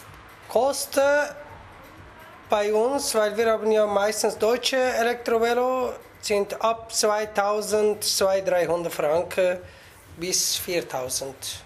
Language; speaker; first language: German; non-native, fluent; Kurdish